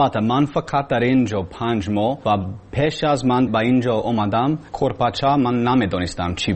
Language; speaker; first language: Persian; non-native, learner; English